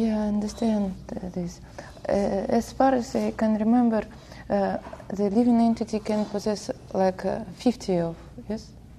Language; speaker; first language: English; non-native, learner; Russian